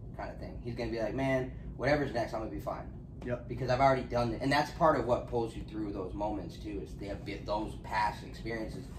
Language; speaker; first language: English; native; English